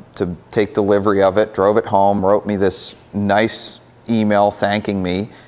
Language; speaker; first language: English; native; English